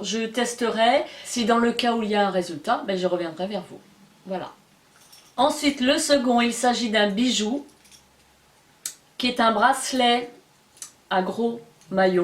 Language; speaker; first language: French; native; French